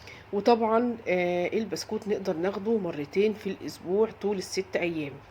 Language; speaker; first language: Arabic; native; Arabic